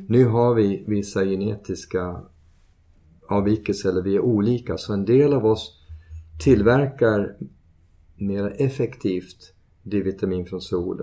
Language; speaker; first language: Swedish; early bilingual, heritage; Swedish